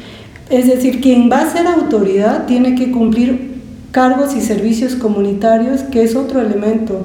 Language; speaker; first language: Spanish; native; Spanish